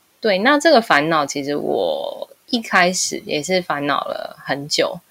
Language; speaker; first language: Chinese; native; Chinese